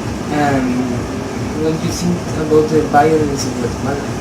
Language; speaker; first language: English; non-native, learner; Spanish